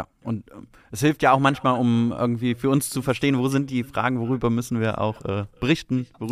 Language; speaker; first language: German; native; German